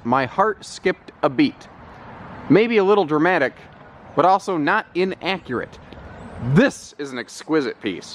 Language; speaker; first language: English; native; English